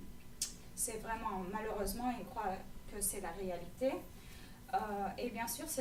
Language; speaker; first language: French; non-native, fluent; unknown